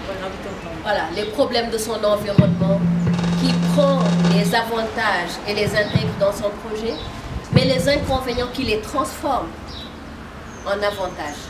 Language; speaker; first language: French; non-native, local second language; Wolof